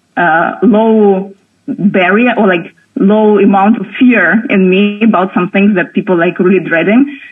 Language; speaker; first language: English; non-native, fluent; Russian